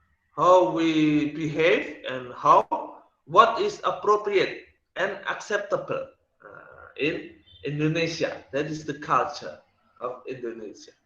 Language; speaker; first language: English; non-native, learner; Indonesian